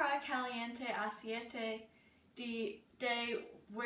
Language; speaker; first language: Spanish; non-native, learner; English